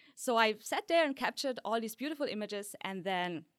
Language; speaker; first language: English; early bilingual, other home language; Polish